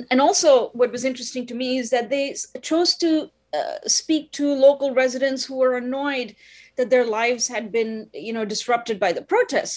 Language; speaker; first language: English; non-native, local second language; Tamil